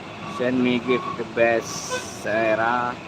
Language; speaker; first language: English; non-native, local second language; Indonesian